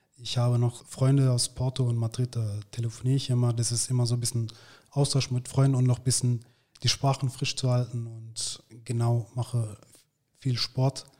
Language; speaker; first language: German; early bilingual, other home language; Turkish